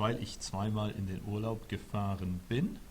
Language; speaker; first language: German; non-native, fluent; English